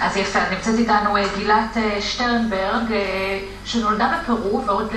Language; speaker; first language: Hebrew; native; Hebrew